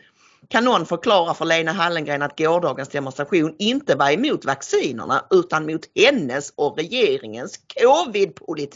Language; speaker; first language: Swedish; native; Swedish